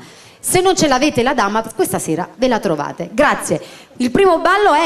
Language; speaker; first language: Italian; native; Italian